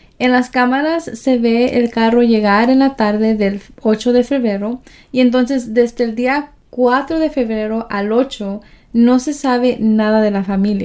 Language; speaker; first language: Spanish; early bilingual, heritage; Spanish